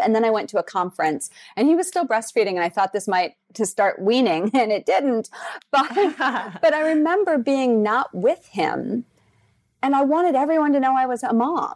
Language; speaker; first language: English; native; English